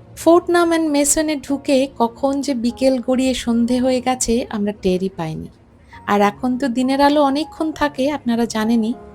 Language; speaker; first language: Bangla; native; Bangla